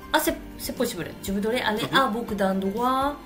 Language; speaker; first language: French; non-native, learner; Japanese